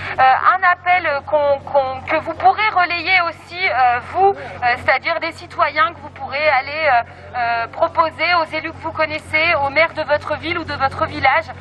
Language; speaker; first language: French; native; French